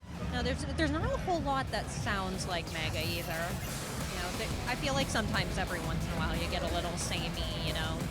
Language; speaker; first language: English; native; English